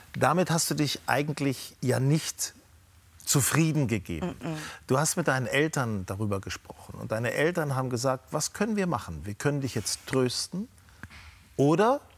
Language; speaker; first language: German; native; German